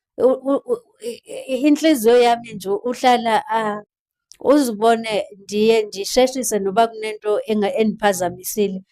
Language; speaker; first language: Zulu; non-native, local second language; Xhosa